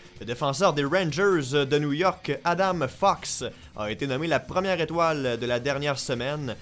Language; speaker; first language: French; native; French